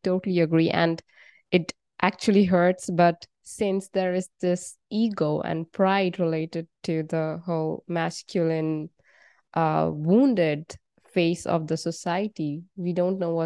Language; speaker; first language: English; non-native, local second language; Bangla